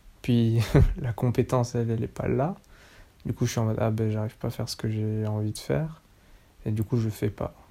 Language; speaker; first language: French; native; French